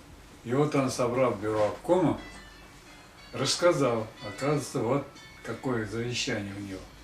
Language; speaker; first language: Russian; non-native, local second language; Tatar